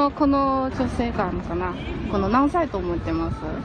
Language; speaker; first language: Japanese; non-native, learner; Chinese